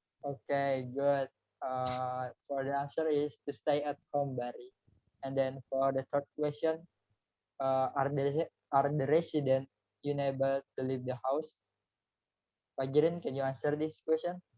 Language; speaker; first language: English; non-native, learner; Indonesian